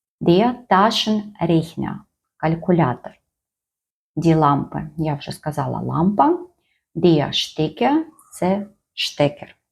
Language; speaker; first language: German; non-native, fluent; Ukrainian